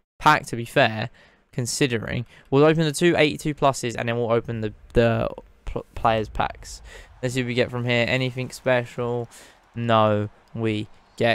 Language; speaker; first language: English; native; English